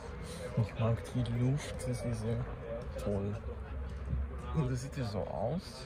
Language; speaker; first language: German; non-native, learner; Czech